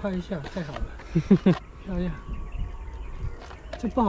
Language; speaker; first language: Chinese; native; Chinese